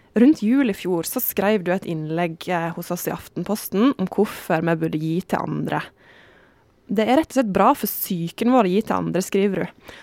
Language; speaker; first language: Norwegian; native; Norwegian